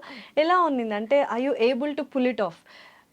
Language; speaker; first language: Telugu; native; Telugu